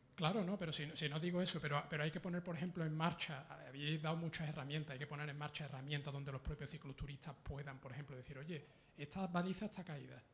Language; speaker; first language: Spanish; native; Spanish